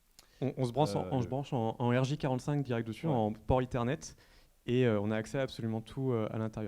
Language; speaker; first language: French; native; French